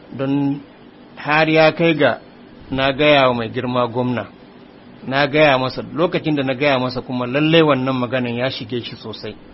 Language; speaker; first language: Hausa; native; Hausa